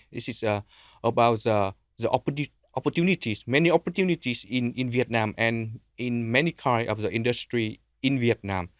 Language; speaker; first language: English; non-native, learner; Vietnamese